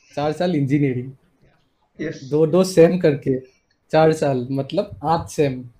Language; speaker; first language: Hindi; non-native, local second language; Assamese